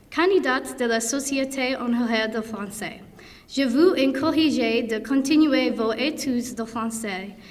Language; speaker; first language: French; non-native, learner; English